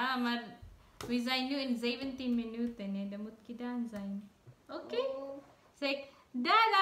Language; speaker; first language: Dutch; non-native, learner; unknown